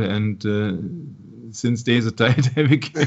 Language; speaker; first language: Dutch; non-native, learner; German